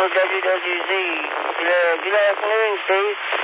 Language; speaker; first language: English; native; English